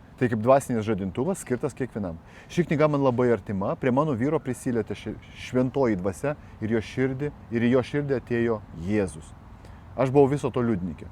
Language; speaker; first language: Lithuanian; non-native, local second language; Russian